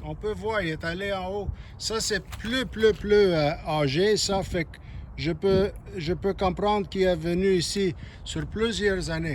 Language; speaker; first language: French; non-native, local second language; English